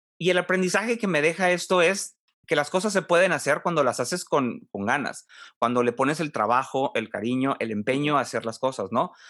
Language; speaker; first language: Spanish; native; Spanish